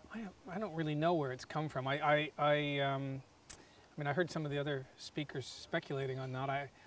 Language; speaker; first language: English; native; English